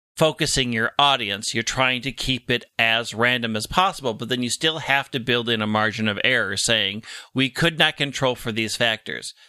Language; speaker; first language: English; native; English